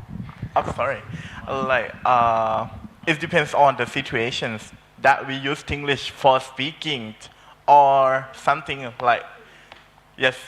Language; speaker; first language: English; non-native, learner; Thai